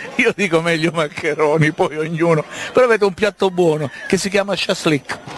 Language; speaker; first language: Italian; native; Italian